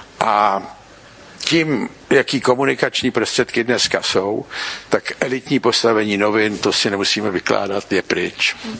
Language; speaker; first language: Czech; native; Czech